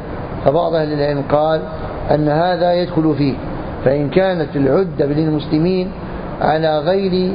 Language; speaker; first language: Arabic; native; Arabic